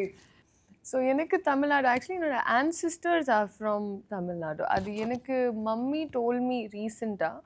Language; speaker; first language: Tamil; non-native, learner; Telugu